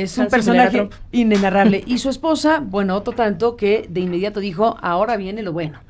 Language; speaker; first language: Spanish; native; Spanish